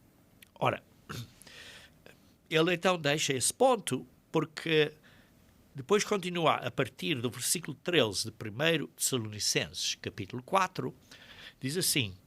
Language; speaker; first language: Portuguese; native; Portuguese